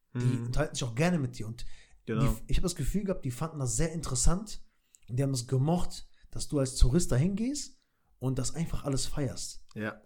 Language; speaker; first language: German; early bilingual, other home language; Albanian